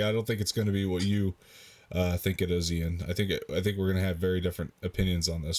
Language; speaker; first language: English; native; English